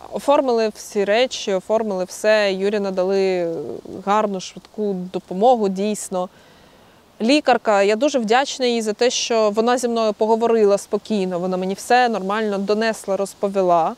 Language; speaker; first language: Ukrainian; native; Ukrainian